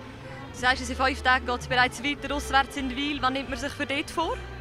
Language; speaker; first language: German; native; German